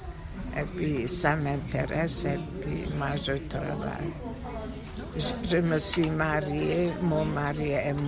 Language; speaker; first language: French; non-native, fluent; Hungarian